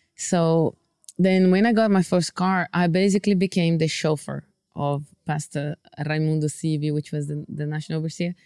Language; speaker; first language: English; non-native, fluent; Portuguese